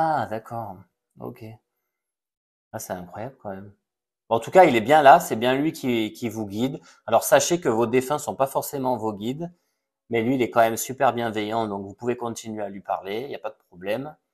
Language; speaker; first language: French; native; French